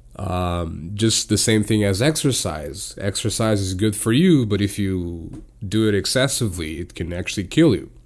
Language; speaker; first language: English; non-native, fluent; Portuguese